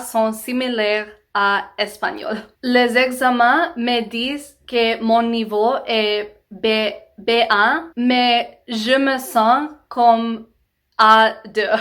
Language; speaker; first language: French; non-native, learner; English